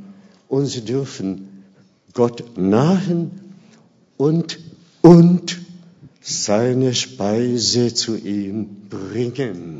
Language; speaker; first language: German; non-native, fluent; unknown